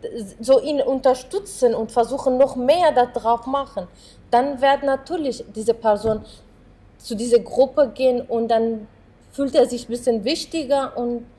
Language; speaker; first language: German; non-native, fluent; Arabic